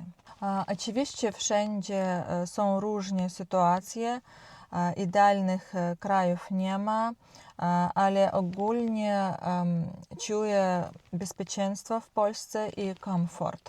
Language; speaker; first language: Polish; non-native, learner; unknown